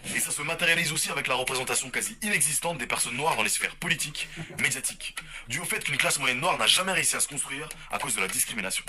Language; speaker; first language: French; native; French